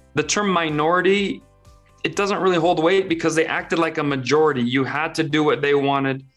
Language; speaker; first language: English; early bilingual, other home language; Persian